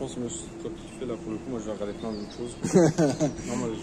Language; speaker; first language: French; native; French